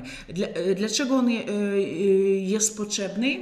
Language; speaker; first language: Polish; non-native, fluent; Russian